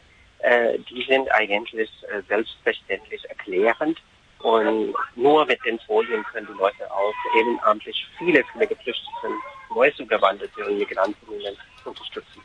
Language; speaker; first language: German; non-native, fluent; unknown